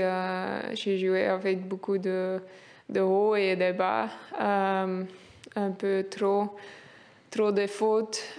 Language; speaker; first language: French; non-native, local second language; Dutch